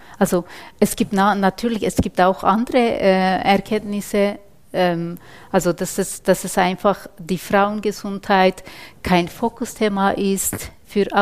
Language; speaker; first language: German; non-native, fluent; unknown